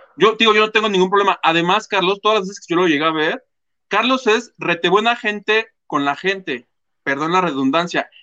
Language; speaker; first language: Spanish; native; Spanish